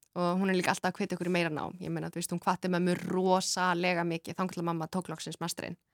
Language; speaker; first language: Icelandic; early bilingual, other home language; Kurdish